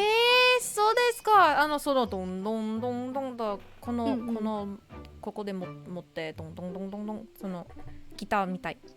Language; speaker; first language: Japanese; non-native, learner; English